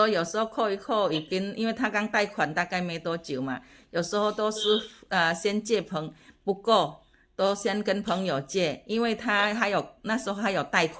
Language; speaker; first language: Chinese; non-native, fluent; Indonesian